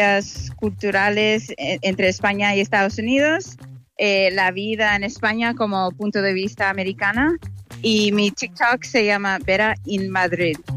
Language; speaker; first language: Spanish; non-native, fluent; English